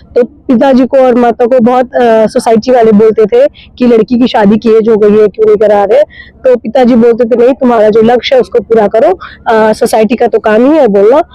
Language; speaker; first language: Hindi; native; Hindi